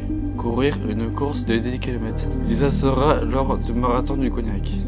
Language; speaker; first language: French; native; French